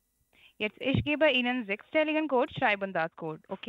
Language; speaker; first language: German; non-native, learner; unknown